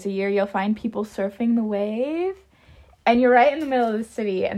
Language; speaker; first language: English; native; English